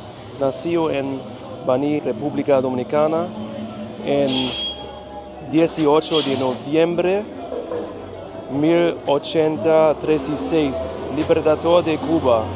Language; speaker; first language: Spanish; non-native, learner; English